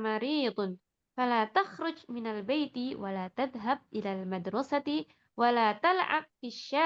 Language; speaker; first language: Arabic; non-native, fluent; Indonesian